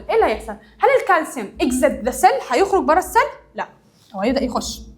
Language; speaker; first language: Arabic; native; Arabic